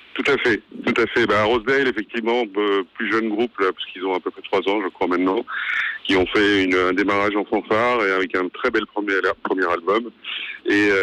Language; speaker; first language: French; native; French